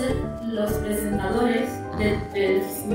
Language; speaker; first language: Spanish; early bilingual, other home language; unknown